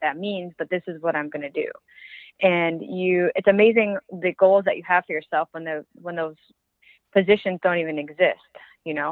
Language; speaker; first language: English; native; English